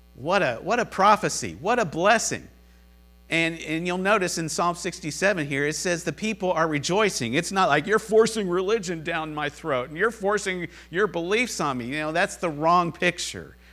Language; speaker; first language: English; native; English